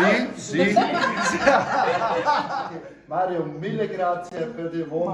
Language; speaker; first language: Italian; non-native, learner; German